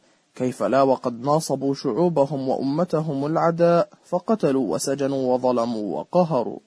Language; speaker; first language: Arabic; native; Arabic